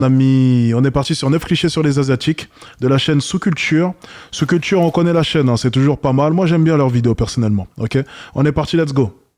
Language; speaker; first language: French; native; French